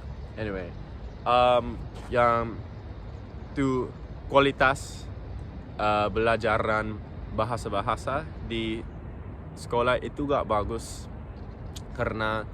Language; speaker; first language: Indonesian; non-native, local second language; English